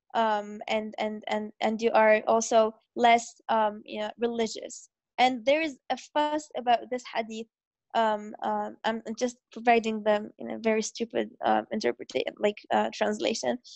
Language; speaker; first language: English; non-native, fluent; Arabic